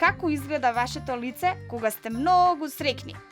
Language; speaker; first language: Macedonian; native; Macedonian